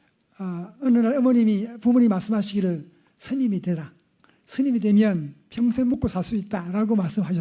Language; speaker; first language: Korean; native; Korean